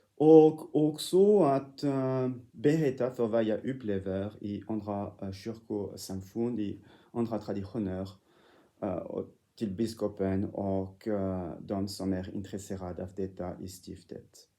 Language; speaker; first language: Swedish; non-native, fluent; French